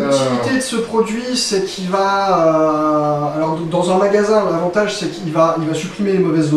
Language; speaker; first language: French; native; French